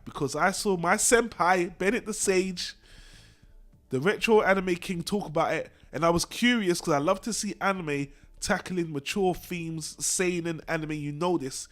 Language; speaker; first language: English; native; English